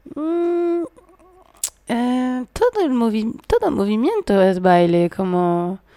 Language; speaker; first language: Spanish; non-native, fluent; French